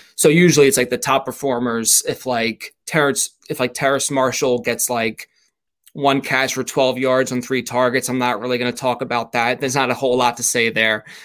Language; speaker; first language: English; native; English